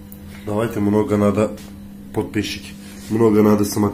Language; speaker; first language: Russian; non-native, learner; Turkish